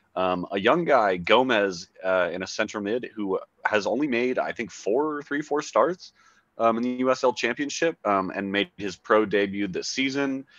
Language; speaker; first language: English; native; English